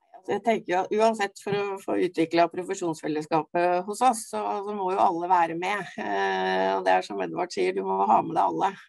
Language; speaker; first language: Norwegian; native; Norwegian